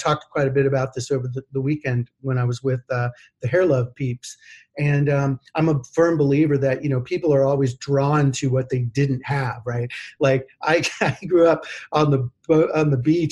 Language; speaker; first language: English; native; English